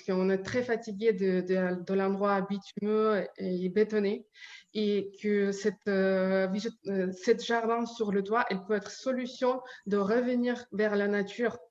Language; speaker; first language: French; non-native, learner; Ukrainian